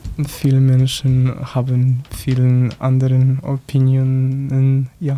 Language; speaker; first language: German; non-native, learner; Polish